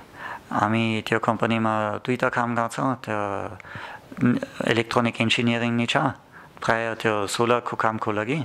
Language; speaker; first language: Nepali; non-native, learner; German